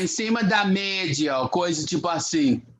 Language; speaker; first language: Portuguese; non-native, fluent; English